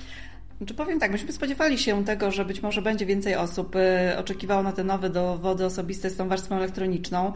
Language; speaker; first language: Polish; native; Polish